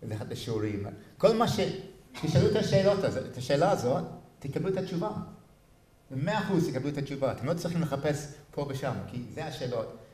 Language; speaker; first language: Hebrew; non-native, fluent; English